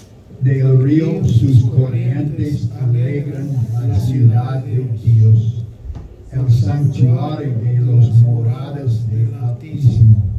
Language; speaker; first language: Spanish; non-native, learner; German